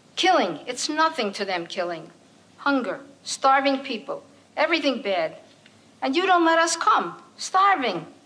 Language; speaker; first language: English; native; English